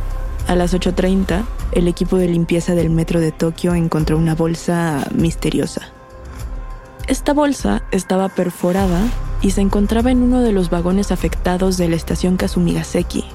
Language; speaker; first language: Spanish; native; Spanish